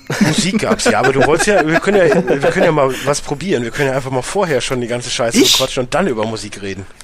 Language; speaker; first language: German; native; German